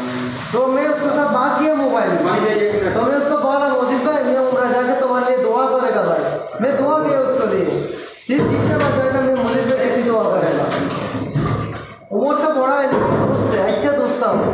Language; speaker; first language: Hindi; non-native, learner; Bangla